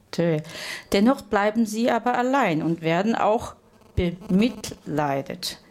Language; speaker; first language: German; non-native, fluent; Chinese